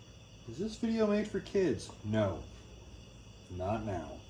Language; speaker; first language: English; native; English